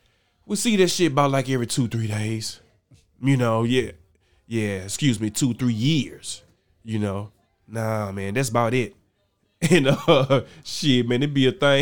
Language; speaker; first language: English; native; English